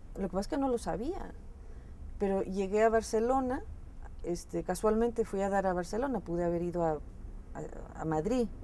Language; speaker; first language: Spanish; native; Spanish